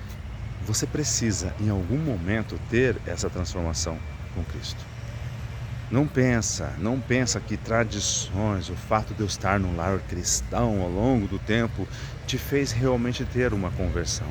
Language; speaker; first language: Portuguese; native; Portuguese